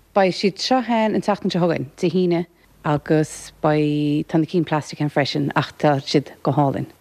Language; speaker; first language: Irish; native; Irish